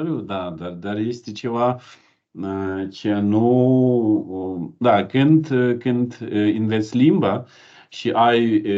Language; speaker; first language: Romanian; non-native, learner; Ukrainian